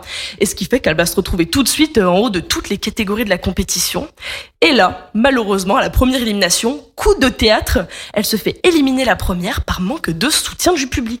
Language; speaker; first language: French; native; French